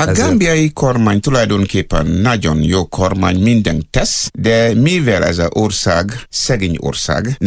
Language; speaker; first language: Hungarian; non-native, learner; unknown